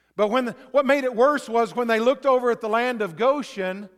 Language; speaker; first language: English; native; English